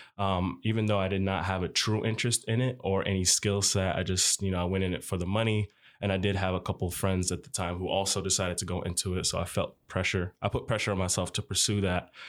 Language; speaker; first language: English; early bilingual, other home language; Arabic